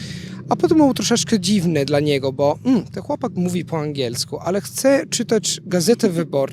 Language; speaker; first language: Polish; non-native, fluent; Italian